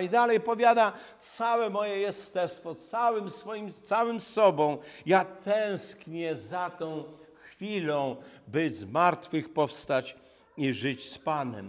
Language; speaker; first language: Polish; native; Polish